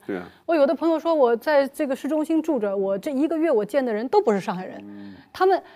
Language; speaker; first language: Chinese; native; Chinese